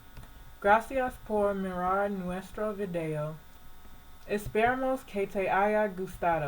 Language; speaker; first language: Spanish; non-native, learner; English